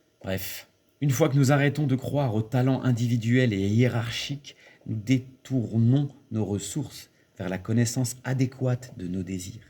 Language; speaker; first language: French; native; French